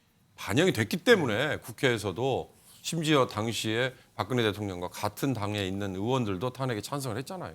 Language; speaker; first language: Korean; native; Korean